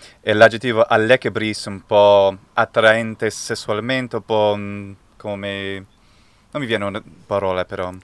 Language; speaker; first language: Italian; non-native, fluent; English